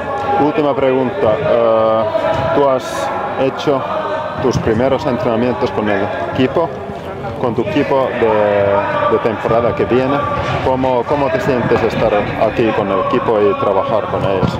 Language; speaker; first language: Spanish; non-native, learner; Finnish